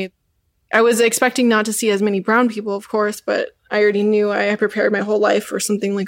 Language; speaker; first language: English; native; English